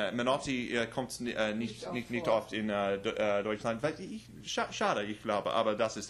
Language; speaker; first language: German; non-native, learner; English